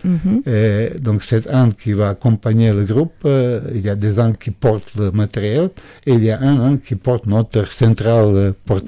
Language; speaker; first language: French; non-native, fluent; Croatian